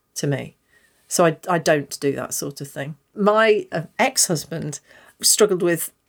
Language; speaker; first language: English; native; English